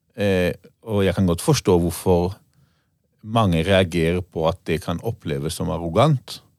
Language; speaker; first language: Norwegian; non-native, fluent; Hebrew